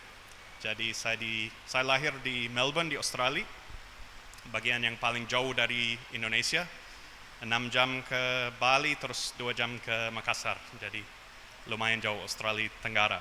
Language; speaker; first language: Indonesian; non-native, fluent; English